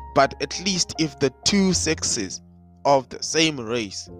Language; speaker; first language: English; non-native, local second language; Shona